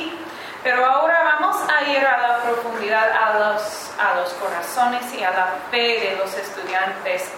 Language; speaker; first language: Spanish; non-native, fluent; English